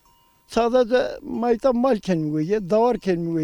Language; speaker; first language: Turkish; non-native, local second language; Zaza